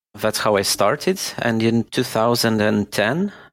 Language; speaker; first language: English; non-native, fluent; Romanian